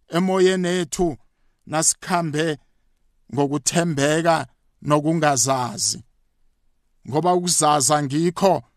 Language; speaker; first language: Zulu; non-native, local second language; South Ndebele